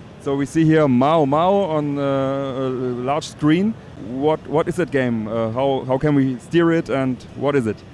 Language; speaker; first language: English; non-native, fluent; German